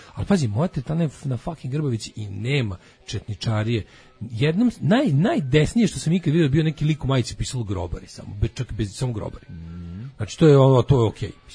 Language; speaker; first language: Serbian; native; Serbian